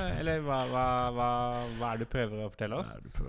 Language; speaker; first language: Norwegian; native; Norwegian